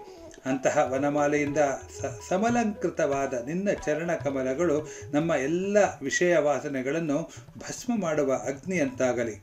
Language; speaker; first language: Kannada; native; Kannada